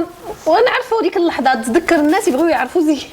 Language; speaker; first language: Arabic; native; Arabic